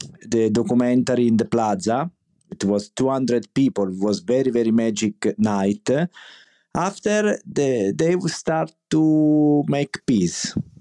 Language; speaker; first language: English; non-native, learner; Italian